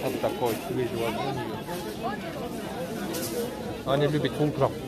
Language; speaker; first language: Russian; non-native, learner; Turkish